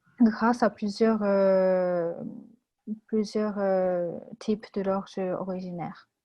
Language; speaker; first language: French; non-native, fluent; Japanese